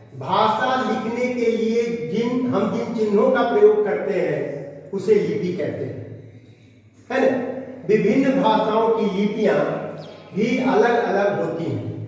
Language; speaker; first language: Hindi; native; Hindi